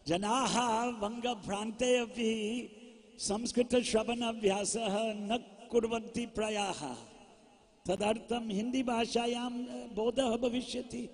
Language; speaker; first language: Hindi; non-native, fluent; English